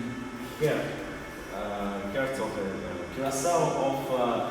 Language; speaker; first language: English; non-native, learner; Russian